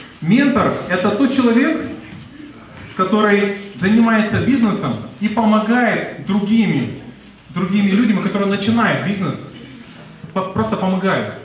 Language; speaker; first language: Russian; non-native, fluent; Lithuanian